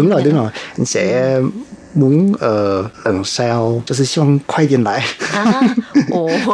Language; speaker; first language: Vietnamese; non-native, learner; English